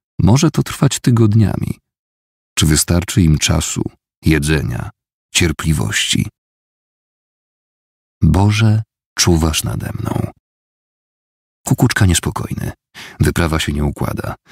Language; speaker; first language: Polish; native; Polish